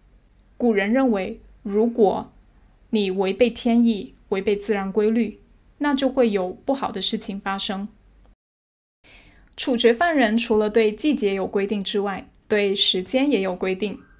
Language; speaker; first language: Chinese; native; Chinese